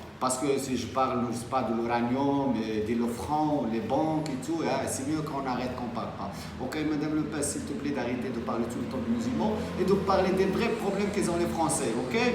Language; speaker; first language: French; non-native, local second language; Arabic